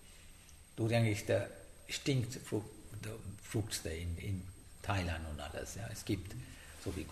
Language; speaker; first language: German; non-native, learner; Sinhala